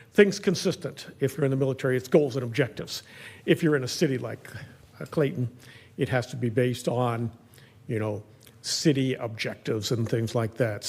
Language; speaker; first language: English; native; English